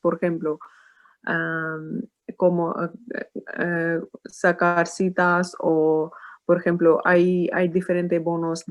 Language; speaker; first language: Spanish; non-native, learner; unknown